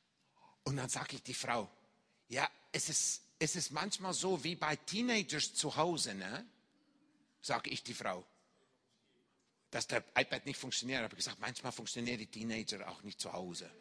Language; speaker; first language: German; non-native, fluent; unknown